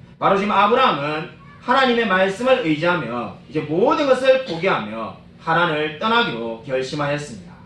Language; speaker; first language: Korean; native; Korean